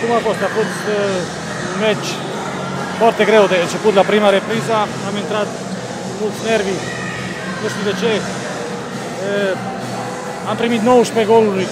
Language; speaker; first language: Romanian; non-native, fluent; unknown